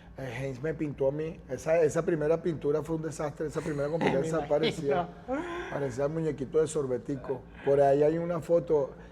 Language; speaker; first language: Spanish; native; Spanish